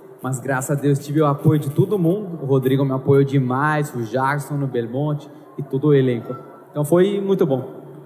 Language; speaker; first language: Portuguese; non-native, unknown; Arabic